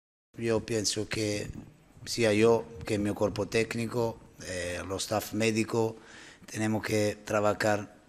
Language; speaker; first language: Spanish; non-native, learner; Italian